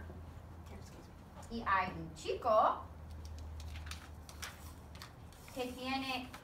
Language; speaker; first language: Spanish; non-native, fluent; English